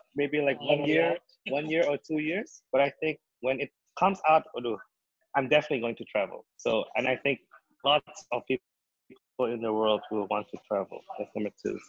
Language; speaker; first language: English; non-native, fluent; Indonesian